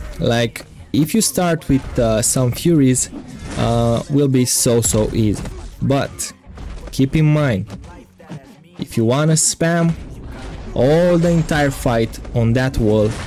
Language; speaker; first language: English; non-native, fluent; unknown